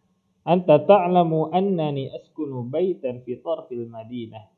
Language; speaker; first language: Arabic; non-native, fluent; Indonesian